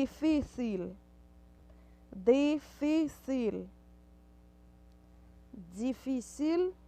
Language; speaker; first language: Spanish; non-native, fluent; Haitian Creole